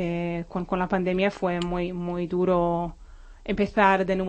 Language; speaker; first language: Spanish; non-native, fluent; Hebrew